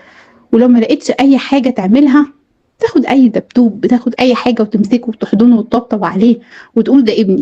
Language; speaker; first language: Arabic; native; Arabic